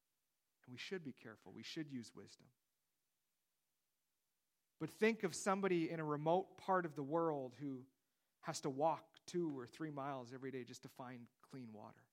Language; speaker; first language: English; native; English